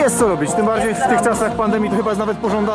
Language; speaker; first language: Polish; native; Polish